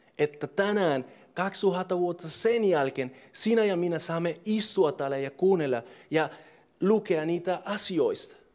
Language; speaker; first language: Finnish; non-native, fluent; English